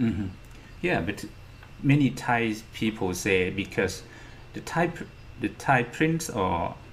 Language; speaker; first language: English; non-native, fluent; Thai